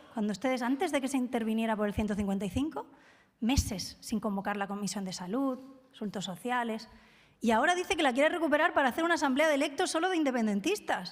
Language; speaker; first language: Spanish; native; Spanish